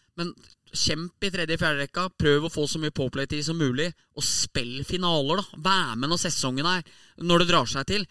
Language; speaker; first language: Norwegian; native; Norwegian